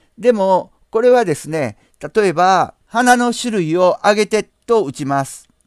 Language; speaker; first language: Japanese; native; Japanese